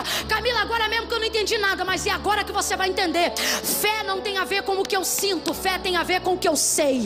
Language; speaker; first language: Portuguese; native; Portuguese